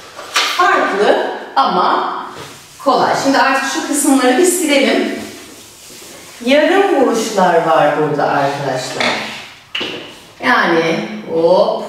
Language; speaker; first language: Turkish; native; Turkish